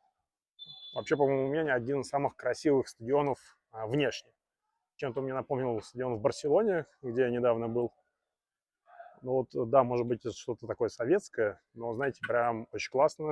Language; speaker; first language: Russian; native; Russian